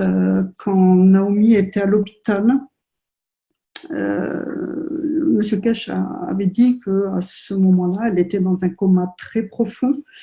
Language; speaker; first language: French; native; French